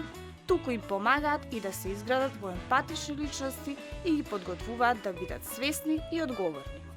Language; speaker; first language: Macedonian; native; Macedonian